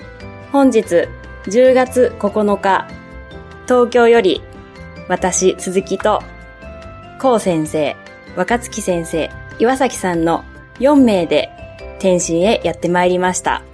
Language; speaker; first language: Japanese; native; Japanese